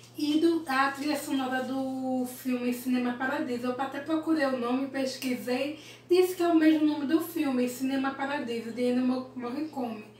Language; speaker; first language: Portuguese; early bilingual, other home language; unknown